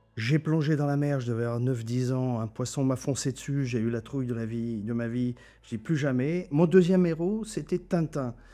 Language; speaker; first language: French; non-native, local second language; German